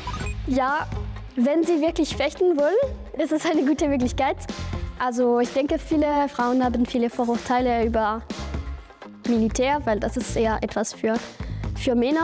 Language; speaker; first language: German; non-native, local second language; French